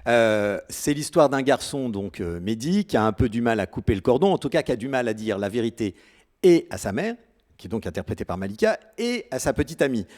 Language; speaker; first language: French; native; French